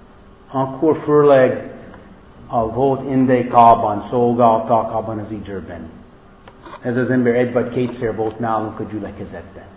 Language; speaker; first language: Hungarian; non-native, fluent; English